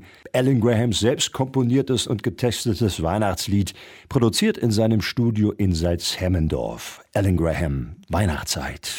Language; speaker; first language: German; native; German